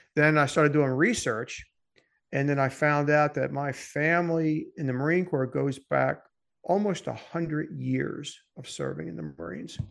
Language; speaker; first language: English; early bilingual, other home language; French